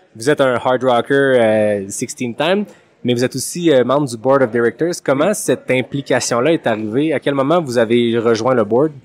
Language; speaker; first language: French; native; French